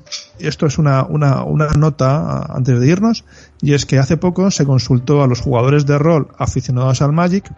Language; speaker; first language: Spanish; native; Spanish